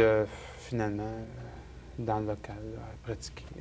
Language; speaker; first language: French; native; French